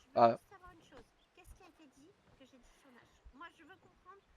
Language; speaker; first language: French; native; French